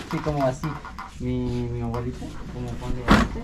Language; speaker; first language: Spanish; non-native, learner; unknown